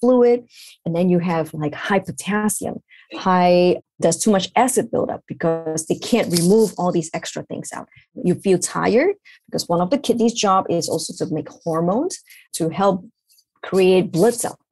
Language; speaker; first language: English; non-native, local second language; Chinese